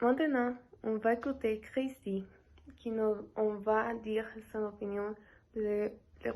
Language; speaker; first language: French; non-native, learner; Spanish